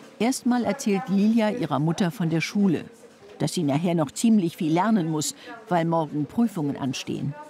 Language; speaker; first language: German; native; German